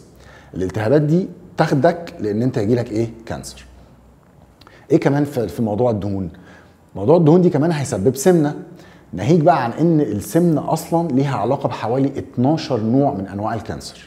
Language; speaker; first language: Arabic; native; Arabic